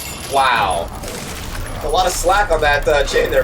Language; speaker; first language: English; native; English